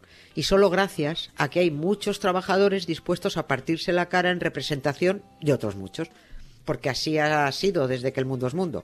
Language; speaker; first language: Spanish; native; Spanish